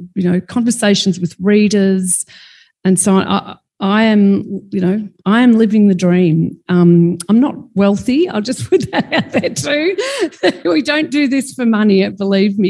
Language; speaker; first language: English; native; English